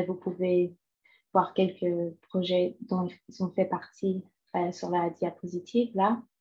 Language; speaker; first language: French; non-native, fluent; English